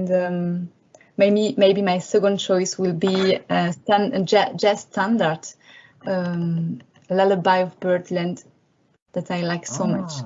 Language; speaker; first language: English; non-native, learner; French